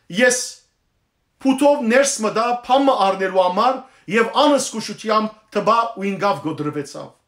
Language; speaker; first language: Armenian; early bilingual, heritage; Armenian